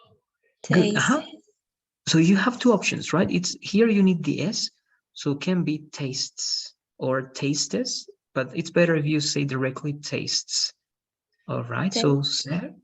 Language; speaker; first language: English; non-native, fluent; Spanish